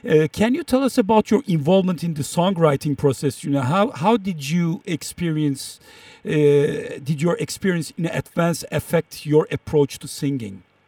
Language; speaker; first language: English; non-native, fluent; Turkish